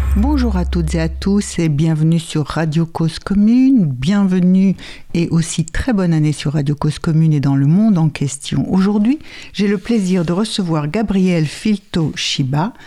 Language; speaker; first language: French; native; French